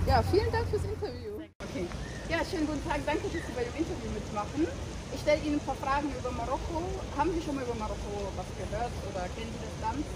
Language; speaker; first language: German; early bilingual, other home language; Arabic